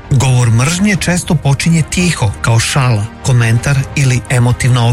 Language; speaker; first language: Serbian; native; Serbian